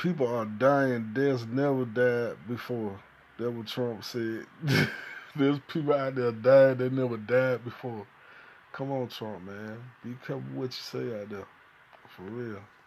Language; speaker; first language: English; native; English